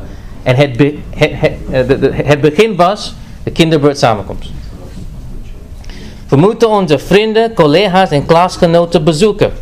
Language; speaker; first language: Dutch; non-native, fluent; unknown